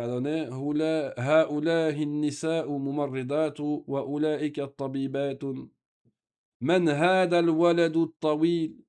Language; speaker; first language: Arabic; non-native, fluent; French